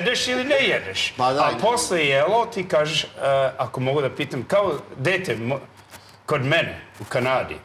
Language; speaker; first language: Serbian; non-native, learner; English